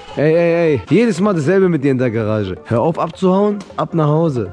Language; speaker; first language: German; native; German